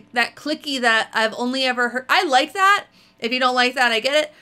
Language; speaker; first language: English; native; English